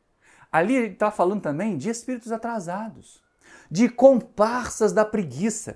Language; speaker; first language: Portuguese; native; Portuguese